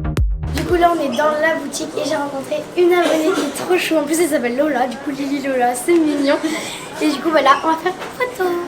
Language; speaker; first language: French; native; French